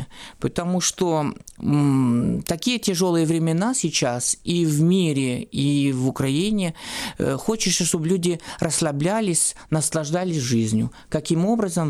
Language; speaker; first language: Russian; non-native, fluent; French